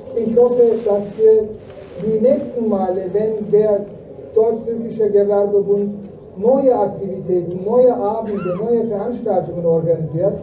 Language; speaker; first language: German; non-native, fluent; Turkish